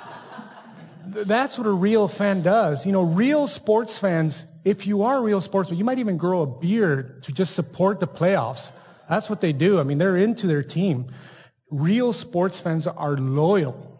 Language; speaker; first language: English; native; English